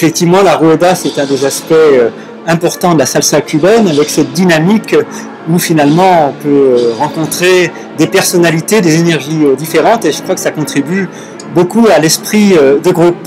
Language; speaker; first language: French; native; French